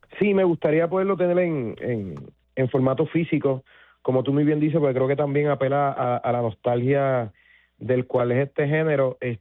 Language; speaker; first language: Spanish; native; Spanish